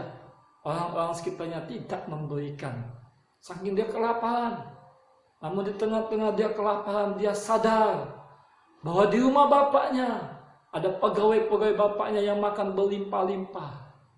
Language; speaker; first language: Indonesian; native; Indonesian